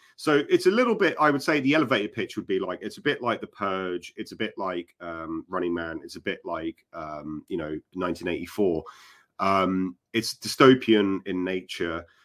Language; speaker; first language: English; native; English